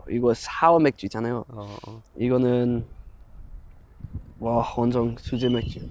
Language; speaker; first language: Korean; non-native, fluent; English